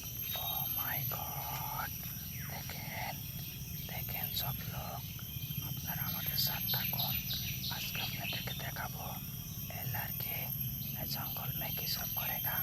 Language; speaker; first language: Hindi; non-native, learner; Bangla